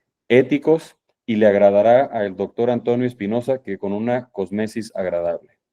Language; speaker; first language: Spanish; native; Spanish